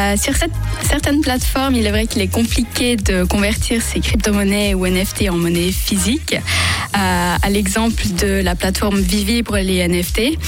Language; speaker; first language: French; native; French